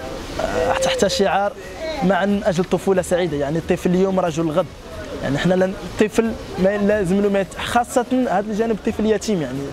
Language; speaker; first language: Arabic; native; Arabic